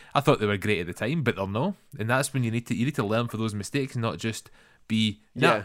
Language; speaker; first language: English; native; English